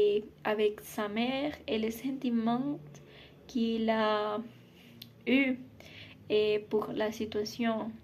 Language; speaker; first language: French; non-native, learner; Spanish